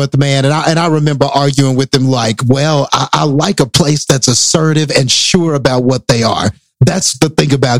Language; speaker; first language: English; native; English